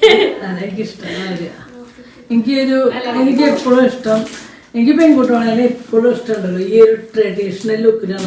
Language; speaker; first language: Malayalam; native; Malayalam